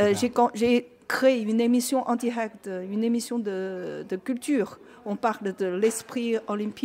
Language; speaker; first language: French; non-native, learner; Chinese